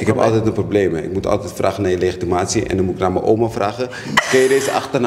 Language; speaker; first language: Dutch; native; Dutch